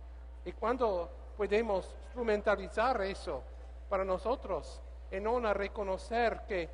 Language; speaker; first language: Spanish; non-native, learner; English